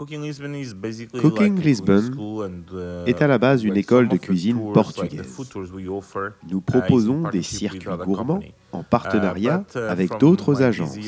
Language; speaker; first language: French; non-native, fluent; Portuguese